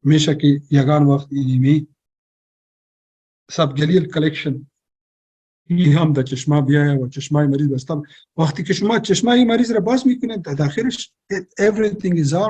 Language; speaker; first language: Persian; non-native, local second language; Pashto